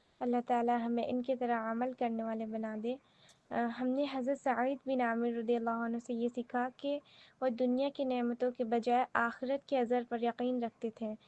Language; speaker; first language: Urdu; native; Urdu